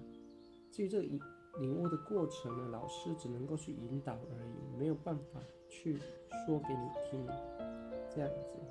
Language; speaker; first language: Chinese; native; Chinese